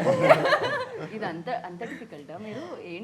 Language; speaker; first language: Telugu; native; Telugu